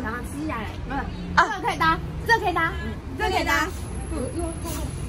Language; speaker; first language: Chinese; native; Chinese